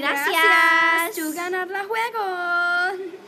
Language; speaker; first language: Spanish; non-native, learner; English